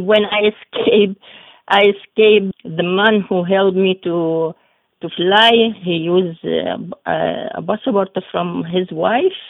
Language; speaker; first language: English; non-native, learner; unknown